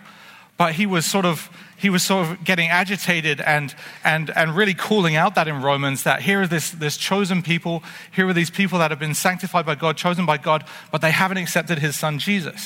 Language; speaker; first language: English; native; English